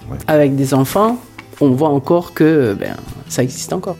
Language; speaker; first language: French; early bilingual, other home language; Hungarian